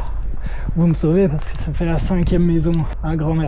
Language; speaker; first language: French; native; French